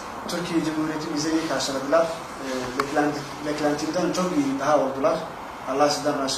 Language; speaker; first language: Turkish; non-native, fluent; Somali